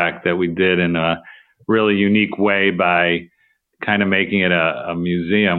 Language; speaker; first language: English; native; English